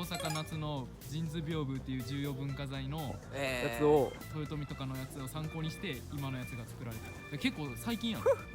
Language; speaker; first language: Japanese; native; Japanese